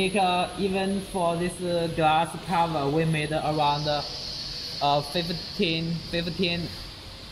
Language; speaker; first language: English; non-native, learner; Chinese